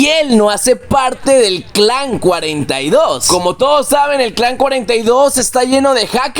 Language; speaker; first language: Spanish; native; Spanish